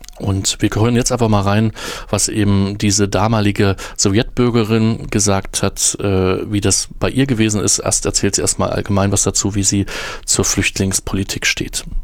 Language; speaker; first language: German; native; German